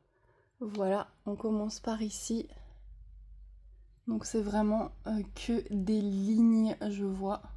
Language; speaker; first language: French; native; French